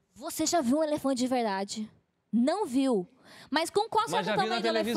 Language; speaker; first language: Portuguese; native; Portuguese